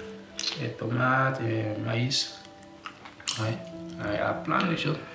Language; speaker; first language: French; non-native, learner; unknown